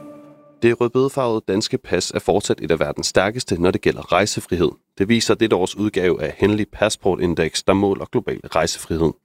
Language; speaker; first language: Danish; native; Danish